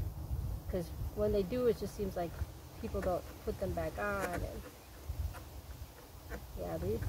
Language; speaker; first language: English; native; English